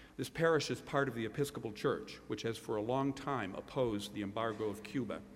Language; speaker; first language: English; native; English